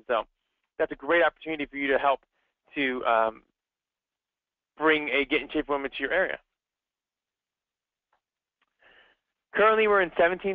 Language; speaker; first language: English; native; English